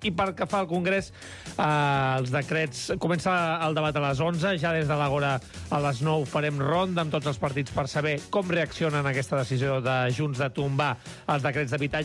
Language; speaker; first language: Catalan; native; Catalan